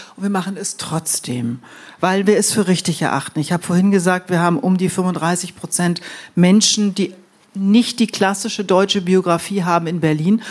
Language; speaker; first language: German; native; German